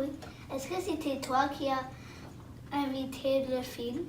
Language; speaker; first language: French; non-native, local second language; English